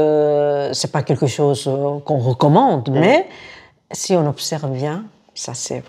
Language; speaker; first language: French; non-native, fluent; Korean